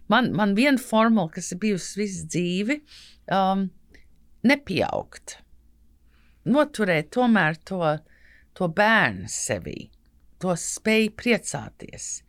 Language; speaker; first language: Latvian; early bilingual, heritage; Latvian